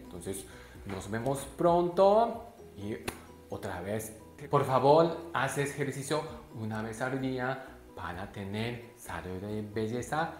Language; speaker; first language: Spanish; non-native, learner; Japanese